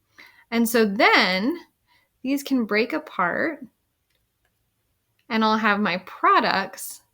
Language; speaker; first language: English; native; English